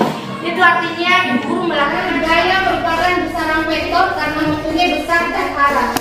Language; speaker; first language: Indonesian; native; Indonesian